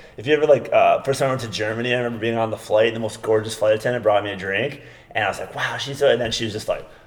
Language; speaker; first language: English; native; English